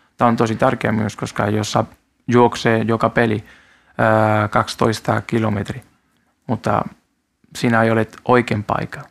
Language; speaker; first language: Finnish; non-native, learner; Spanish